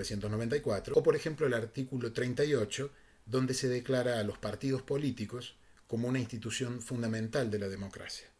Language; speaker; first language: Spanish; native; Spanish